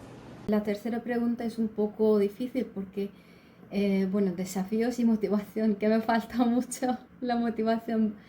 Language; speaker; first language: Spanish; non-native, fluent; Turkish